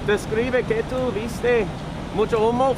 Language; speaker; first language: Spanish; non-native, learner; English